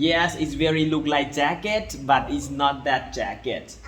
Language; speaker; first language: English; non-native, learner; Lao